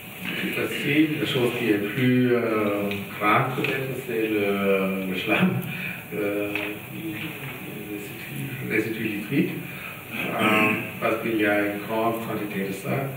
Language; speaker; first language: French; non-native, learner; German